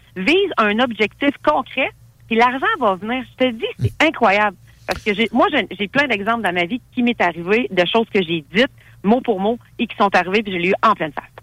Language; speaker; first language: French; native; French